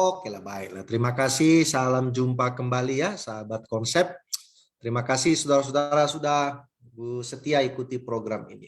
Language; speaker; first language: Indonesian; native; Indonesian